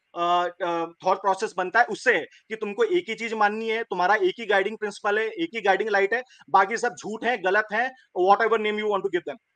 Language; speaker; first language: Hindi; native; Hindi